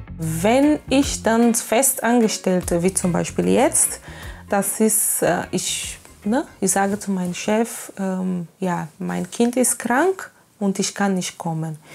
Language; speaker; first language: German; non-native, fluent; Portuguese